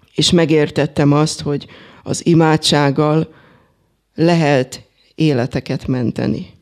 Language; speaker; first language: Hungarian; native; Hungarian